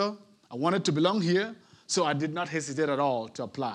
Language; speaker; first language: English; non-native, local second language; Ibibio